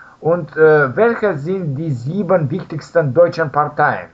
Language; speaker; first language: German; non-native, learner; Russian